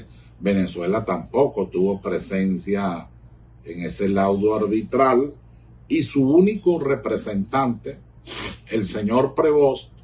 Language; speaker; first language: Spanish; native; Spanish